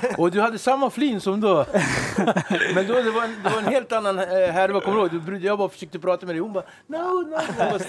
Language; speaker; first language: Swedish; native; Swedish